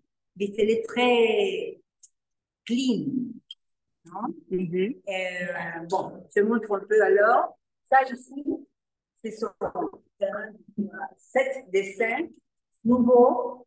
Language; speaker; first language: French; non-native, learner; Spanish